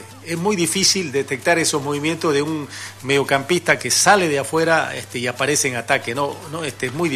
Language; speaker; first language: Spanish; native; Spanish